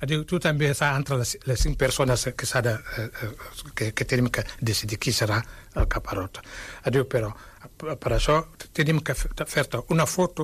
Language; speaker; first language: Catalan; non-native, fluent; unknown